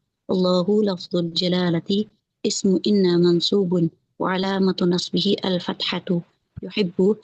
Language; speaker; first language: Arabic; non-native, learner; Indonesian